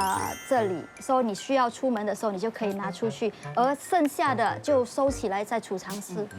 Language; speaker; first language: Chinese; native; Chinese